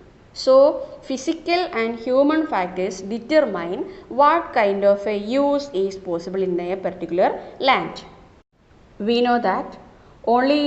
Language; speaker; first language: English; non-native, local second language; Malayalam